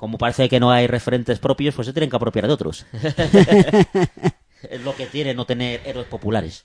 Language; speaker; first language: Spanish; native; Spanish